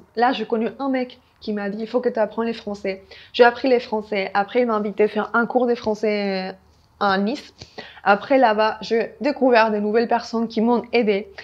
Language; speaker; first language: French; non-native, fluent; Spanish